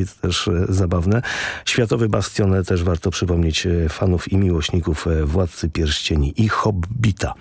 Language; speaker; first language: Polish; native; Polish